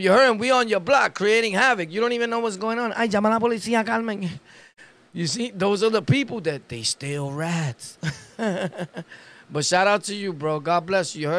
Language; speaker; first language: English; early bilingual, other home language; Spanish